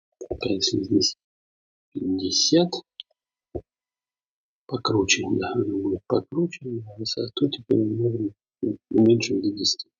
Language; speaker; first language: Russian; native; Russian